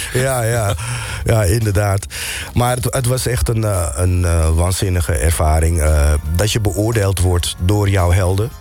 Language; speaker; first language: Dutch; native; Dutch